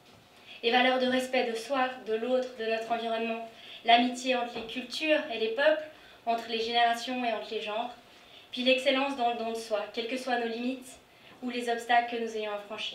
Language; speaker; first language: French; native; French